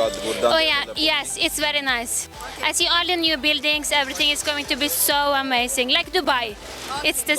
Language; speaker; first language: English; non-native, learner; Norwegian